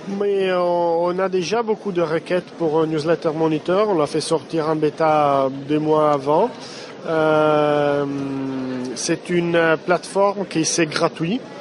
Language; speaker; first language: French; non-native, fluent; Italian